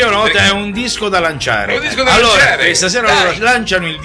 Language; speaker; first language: Italian; native; Italian